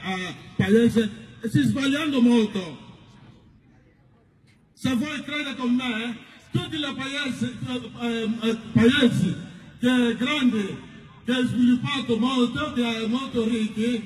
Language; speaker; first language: Italian; non-native, learner; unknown